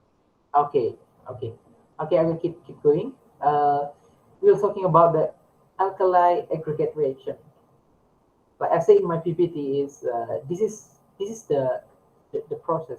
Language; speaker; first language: English; non-native, learner; Indonesian